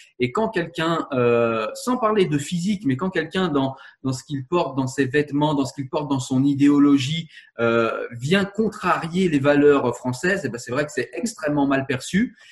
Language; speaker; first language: French; native; French